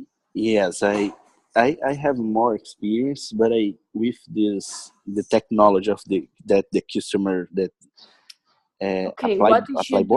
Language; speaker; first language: English; non-native, learner; Portuguese